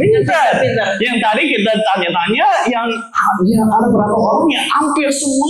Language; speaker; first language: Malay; non-native, learner; English